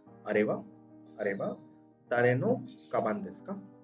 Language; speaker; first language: Japanese; non-native, fluent; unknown